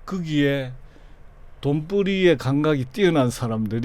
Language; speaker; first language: Korean; native; Korean